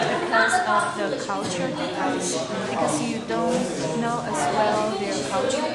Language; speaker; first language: English; non-native, fluent; Chinese